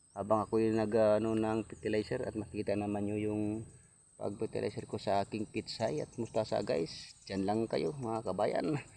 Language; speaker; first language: Filipino; non-native, local second language; Waray